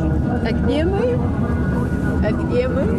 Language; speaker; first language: Russian; non-native, learner; Bulgarian